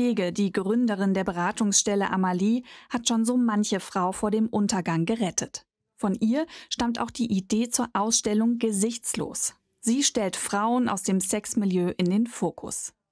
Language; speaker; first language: German; native; German